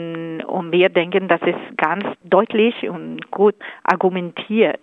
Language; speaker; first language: German; non-native, fluent; Spanish